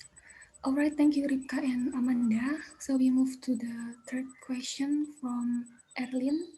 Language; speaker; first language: English; non-native, learner; Indonesian